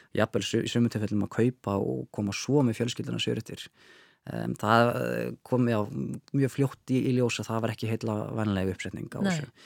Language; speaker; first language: Icelandic; native; Icelandic